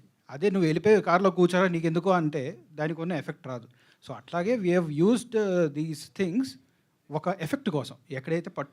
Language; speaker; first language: Telugu; native; Telugu